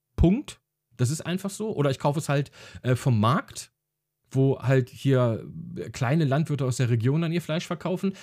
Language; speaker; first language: German; early bilingual, other home language; Hungarian